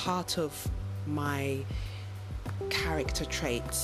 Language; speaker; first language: English; native; English